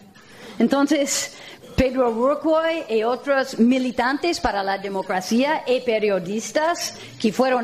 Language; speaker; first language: Spanish; non-native, fluent; English